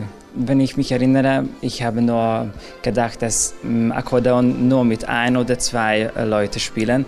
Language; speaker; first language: German; non-native, local second language; Hungarian